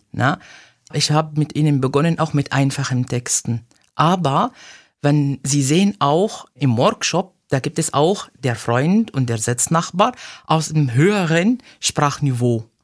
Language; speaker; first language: German; non-native, fluent; Arabic